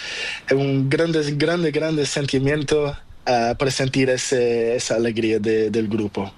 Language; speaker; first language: Spanish; non-native, learner; Portuguese